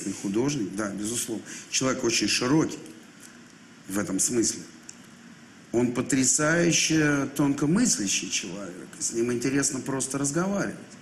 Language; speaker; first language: Russian; native; Russian